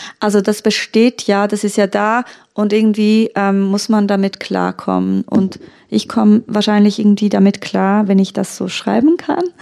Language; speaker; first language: German; early bilingual, other home language; Turkish